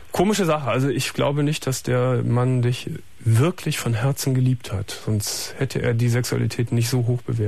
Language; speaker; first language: German; native; German